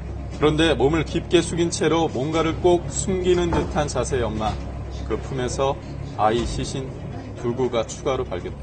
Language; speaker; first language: Korean; native; Korean